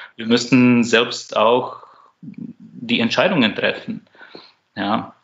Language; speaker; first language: German; non-native, fluent; Slovak